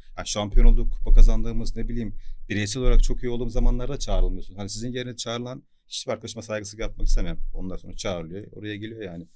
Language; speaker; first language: Turkish; native; Turkish